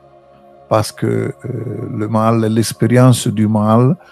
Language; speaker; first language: French; non-native, fluent; Italian